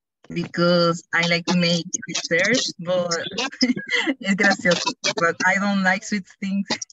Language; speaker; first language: English; non-native, learner; Spanish